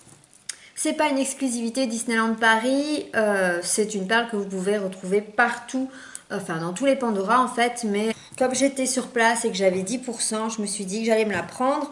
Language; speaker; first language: French; native; French